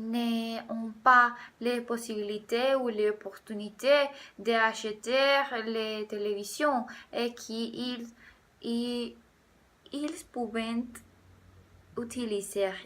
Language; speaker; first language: French; non-native, learner; Spanish